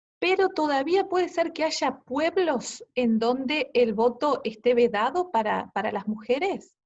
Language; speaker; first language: Spanish; native; Spanish